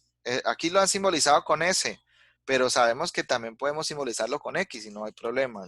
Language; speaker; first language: Spanish; native; Spanish